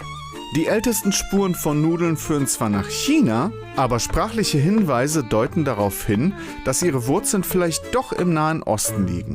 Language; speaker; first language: German; native; German